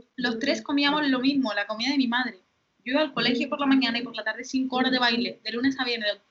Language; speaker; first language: Spanish; native; Spanish